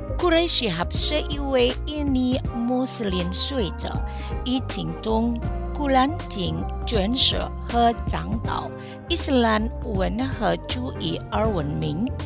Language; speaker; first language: Chinese; non-native, fluent; Indonesian